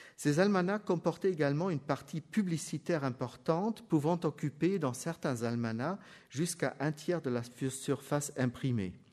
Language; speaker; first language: French; non-native, fluent; German